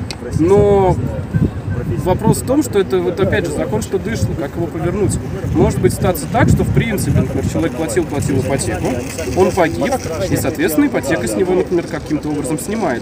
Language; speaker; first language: Russian; native; Russian